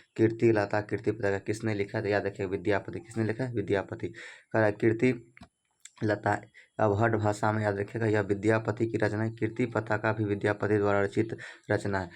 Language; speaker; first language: Hindi; native; Hindi